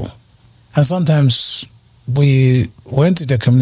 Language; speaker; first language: English; non-native, local second language; Igbo